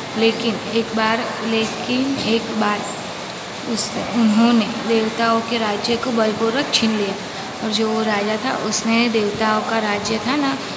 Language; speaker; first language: Hindi; non-native, local second language; Gujarati